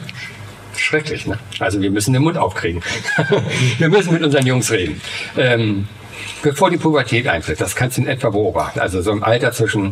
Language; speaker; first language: German; native; German